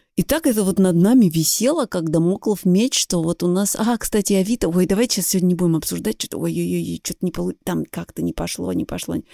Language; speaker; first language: Russian; native; Russian